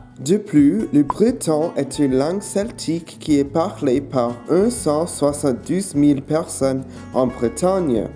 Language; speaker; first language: French; non-native, local second language; English